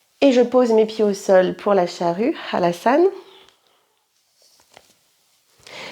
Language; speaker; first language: French; native; French